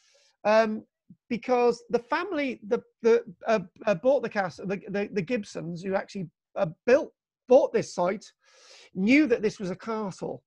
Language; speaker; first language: English; native; English